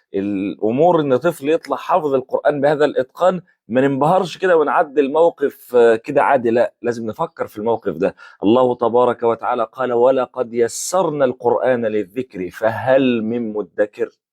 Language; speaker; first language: Arabic; native; Arabic